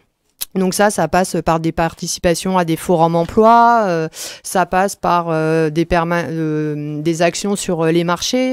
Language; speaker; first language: French; native; French